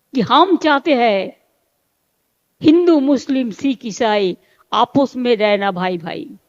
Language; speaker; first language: Hindi; non-native, local second language; Bangla